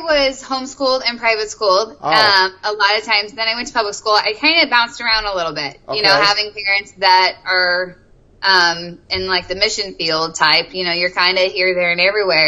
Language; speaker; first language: English; native; English